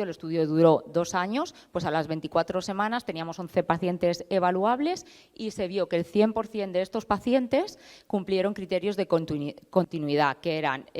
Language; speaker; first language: Spanish; native; Spanish